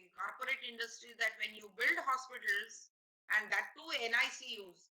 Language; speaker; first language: English; non-native, local second language; Marathi